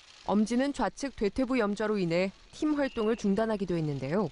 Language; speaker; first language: Korean; native; Korean